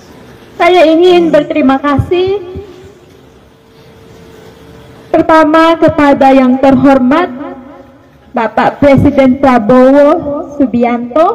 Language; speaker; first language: Indonesian; non-native, fluent; Filipino